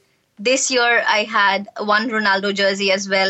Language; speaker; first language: English; non-native, local second language; Bangla